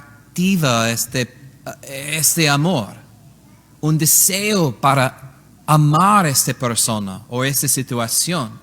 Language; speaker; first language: Spanish; non-native, learner; English